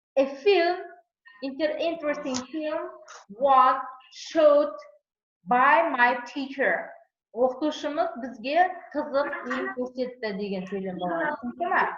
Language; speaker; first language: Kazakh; non-native, local second language; Uzbek